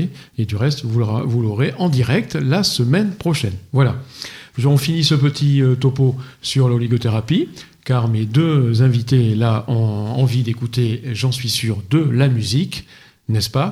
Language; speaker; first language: French; native; French